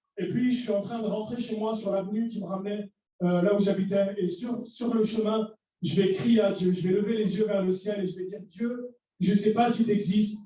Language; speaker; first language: French; early bilingual, other home language; Arabic